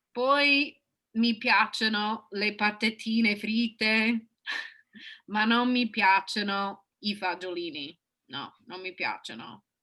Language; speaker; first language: Italian; non-native, fluent; English